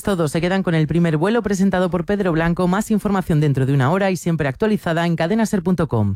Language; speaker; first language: Spanish; native; Spanish